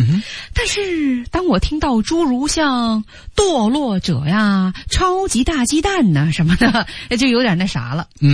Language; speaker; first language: Chinese; native; Chinese